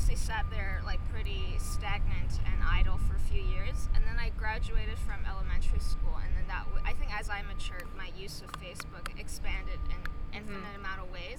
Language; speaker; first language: English; native; English